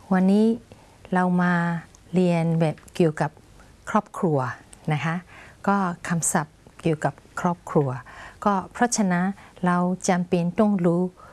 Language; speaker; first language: Thai; non-native, fluent; Burmese